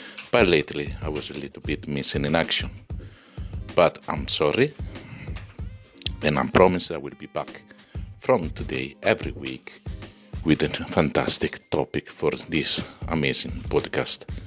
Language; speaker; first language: English; non-native, fluent; Italian